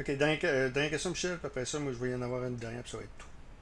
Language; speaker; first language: French; native; French